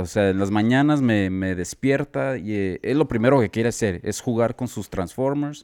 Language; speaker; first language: Spanish; early bilingual, heritage; Spanish